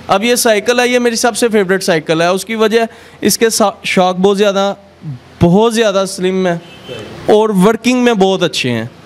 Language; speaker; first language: Urdu; non-native, local second language; Punjabi